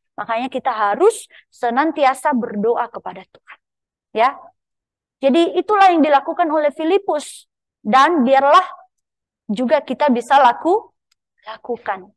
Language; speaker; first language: Indonesian; native; Indonesian